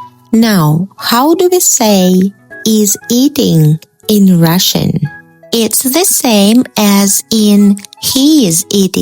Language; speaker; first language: English; non-native, fluent; Russian